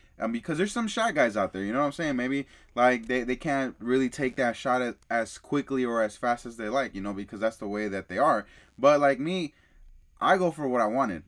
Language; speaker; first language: English; early bilingual, other home language; Spanish